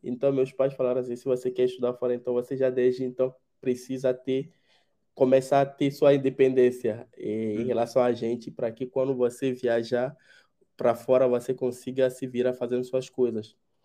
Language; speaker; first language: Portuguese; non-native, fluent; Ewe